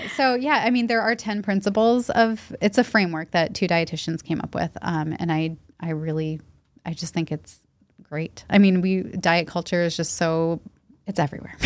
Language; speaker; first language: English; native; English